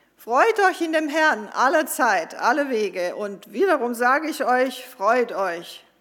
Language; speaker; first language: German; non-native, fluent; Croatian